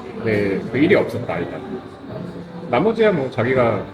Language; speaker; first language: Korean; native; Korean